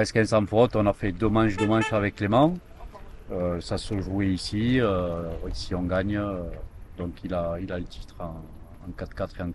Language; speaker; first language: French; native; French